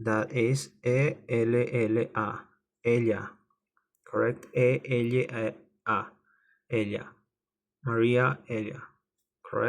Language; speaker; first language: Spanish; non-native, learner; English